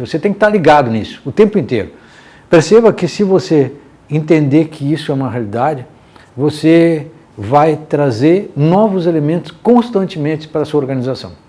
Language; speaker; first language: Portuguese; native; Portuguese